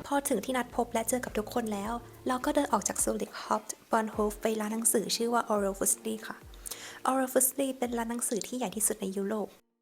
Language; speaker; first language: Thai; native; Thai